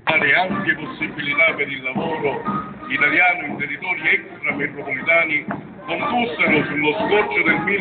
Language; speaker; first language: Italian; native; Italian